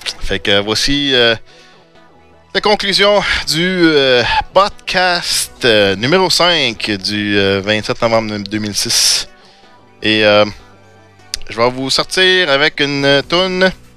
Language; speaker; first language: French; native; French